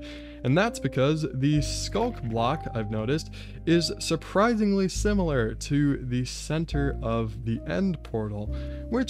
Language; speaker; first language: English; native; English